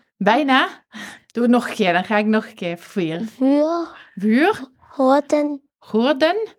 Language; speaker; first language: Dutch; non-native, fluent; English